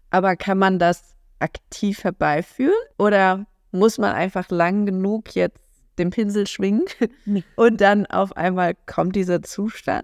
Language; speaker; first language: German; native; German